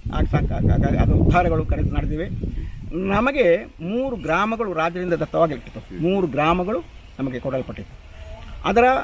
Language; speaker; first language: Kannada; non-native, local second language; Malayalam